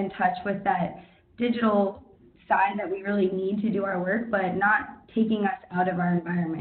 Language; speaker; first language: English; native; English